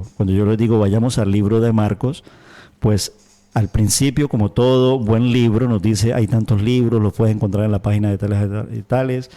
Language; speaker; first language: Spanish; native; Spanish